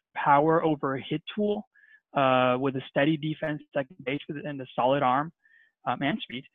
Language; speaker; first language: English; non-native, fluent; Spanish